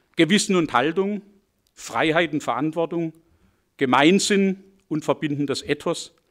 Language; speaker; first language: German; native; German